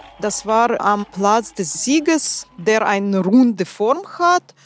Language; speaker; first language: German; non-native, fluent; Russian